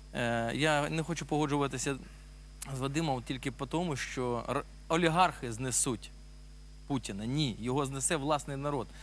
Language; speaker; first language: Ukrainian; native; Ukrainian